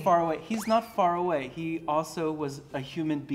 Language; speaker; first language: English; native; English